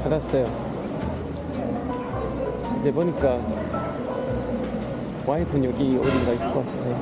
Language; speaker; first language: Korean; non-native, fluent; English